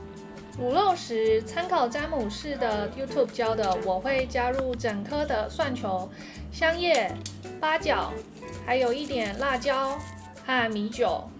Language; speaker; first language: Chinese; native; Chinese